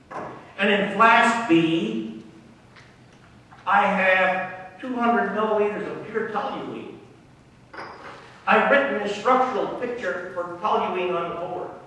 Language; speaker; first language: English; native; English